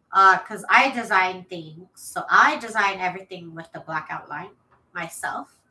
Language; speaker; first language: English; native; English